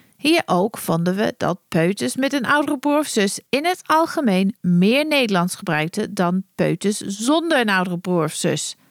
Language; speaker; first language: Dutch; non-native, fluent; English